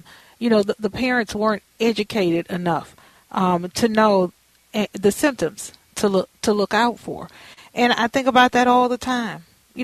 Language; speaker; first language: English; native; English